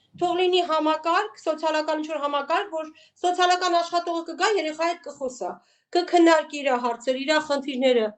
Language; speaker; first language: Armenian; native; Armenian